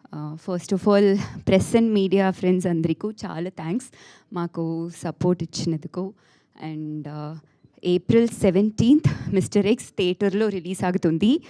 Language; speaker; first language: Telugu; non-native, learner; Tamil